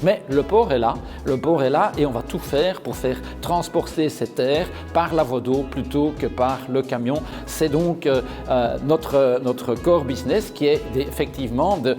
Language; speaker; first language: French; native; French